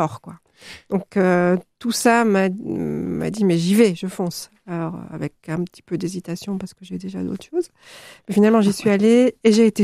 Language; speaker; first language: French; native; French